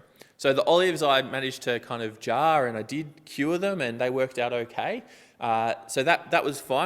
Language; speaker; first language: English; native; English